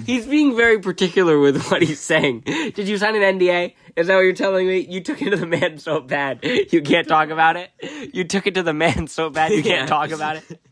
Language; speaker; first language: English; native; English